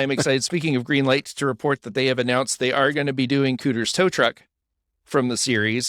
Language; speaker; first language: English; native; English